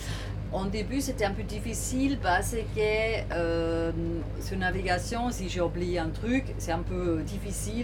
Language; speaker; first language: French; non-native, learner; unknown